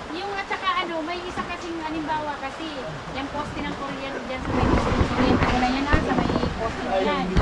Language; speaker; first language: Filipino; non-native, local second language; Masbatenyo